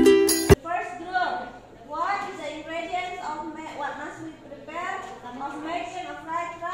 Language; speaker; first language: English; non-native, learner; Indonesian